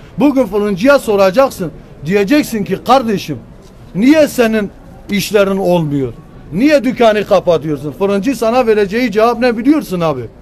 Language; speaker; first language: Turkish; non-native, local second language; Kurdish